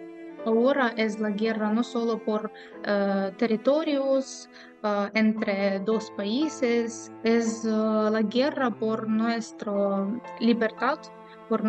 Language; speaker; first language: Spanish; non-native, fluent; Ukrainian